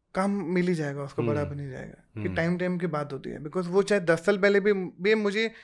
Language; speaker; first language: Hindi; native; Hindi